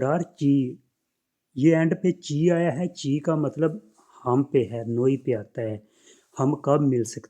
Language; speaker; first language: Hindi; non-native, local second language; Punjabi